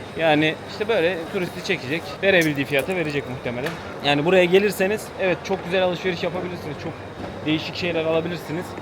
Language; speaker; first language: Turkish; native; Turkish